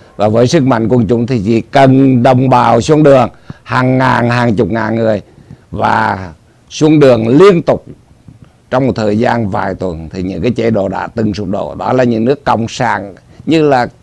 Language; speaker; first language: Vietnamese; native; Vietnamese